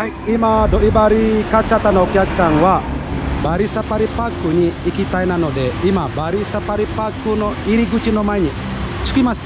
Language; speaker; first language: Japanese; non-native, fluent; Indonesian